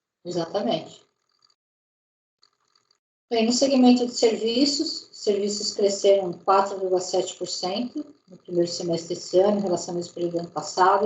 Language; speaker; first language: Portuguese; native; Portuguese